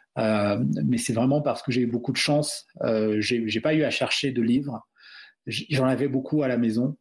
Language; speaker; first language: French; non-native, local second language; Duala